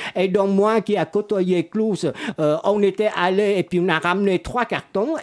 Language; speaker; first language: French; non-native, fluent; Vietnamese